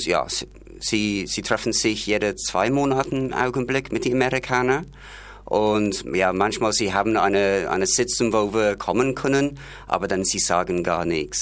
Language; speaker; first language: German; non-native, fluent; English